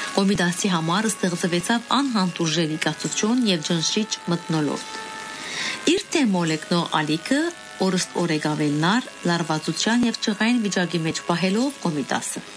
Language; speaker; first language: Armenian; early bilingual, heritage; Armenian